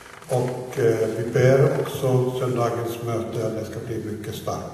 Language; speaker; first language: Swedish; non-native, fluent; Finnish